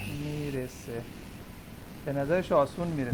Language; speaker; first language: Persian; non-native, fluent; Urdu